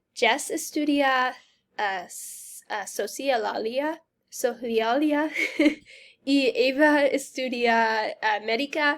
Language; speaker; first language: Spanish; non-native, learner; English